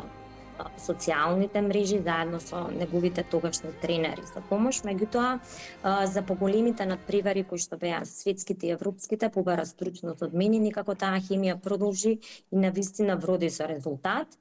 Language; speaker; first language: Macedonian; native; Macedonian